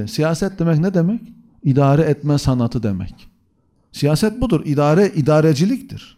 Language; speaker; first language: Turkish; native; Turkish